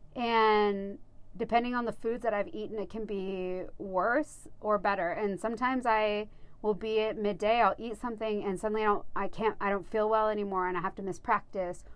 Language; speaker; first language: English; native; English